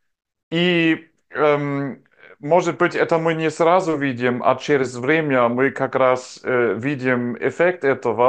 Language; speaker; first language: Russian; non-native, fluent; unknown